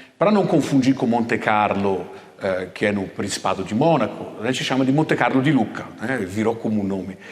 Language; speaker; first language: Portuguese; non-native, fluent; Italian